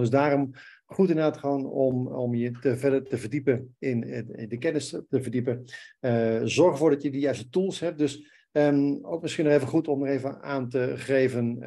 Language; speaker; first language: Dutch; native; Dutch